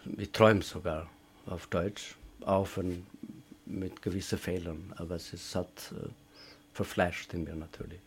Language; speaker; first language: German; non-native, fluent; Albanian